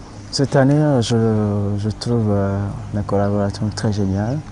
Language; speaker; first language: French; non-native, local second language; Ewe